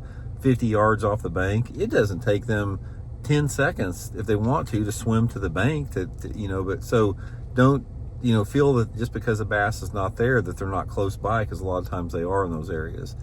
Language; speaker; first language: English; native; English